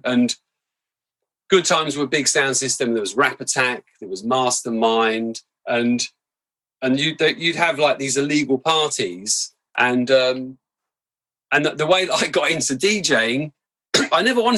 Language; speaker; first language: English; native; English